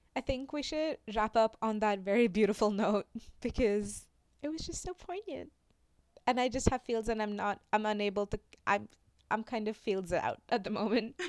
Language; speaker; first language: English; non-native, local second language; Hindi